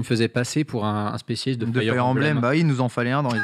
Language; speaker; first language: French; native; French